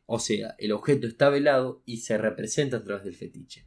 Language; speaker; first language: Spanish; native; Spanish